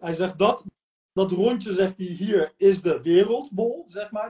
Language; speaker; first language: Dutch; early bilingual, other home language; Turkish